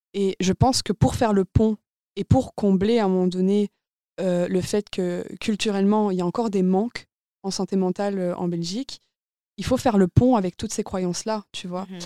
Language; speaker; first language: French; native; French